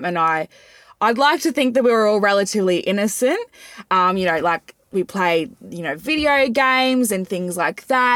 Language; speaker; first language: English; native; English